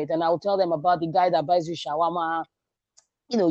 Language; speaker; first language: English; non-native, local second language; Igbo